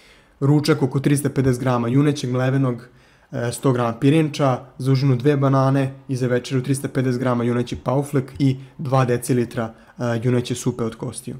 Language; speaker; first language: Serbian; native; Serbian